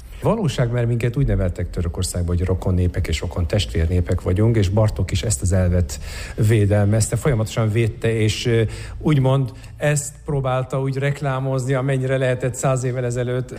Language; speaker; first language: Hungarian; non-native, fluent; Turkish